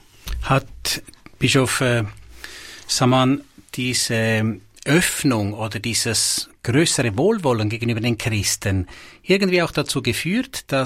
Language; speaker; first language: German; native; German